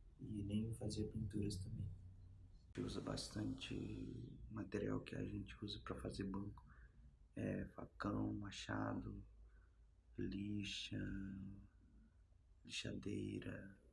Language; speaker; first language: Portuguese; non-native, local second language; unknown